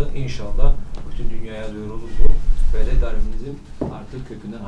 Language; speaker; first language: Turkish; native; Turkish